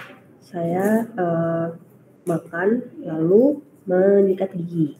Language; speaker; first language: Indonesian; native; Indonesian